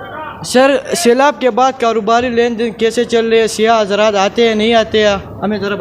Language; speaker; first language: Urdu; non-native, local second language; Pashto